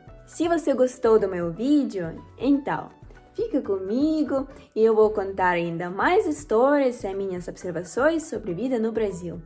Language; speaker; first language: Portuguese; non-native, fluent; Russian